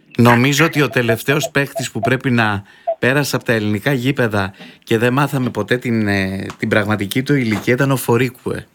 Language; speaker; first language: Greek; native; Greek